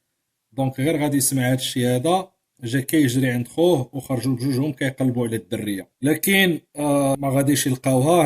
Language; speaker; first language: Arabic; native; Arabic